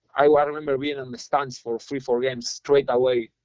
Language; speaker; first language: English; non-native, fluent; Spanish